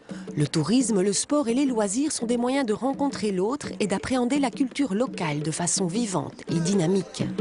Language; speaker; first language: French; native; French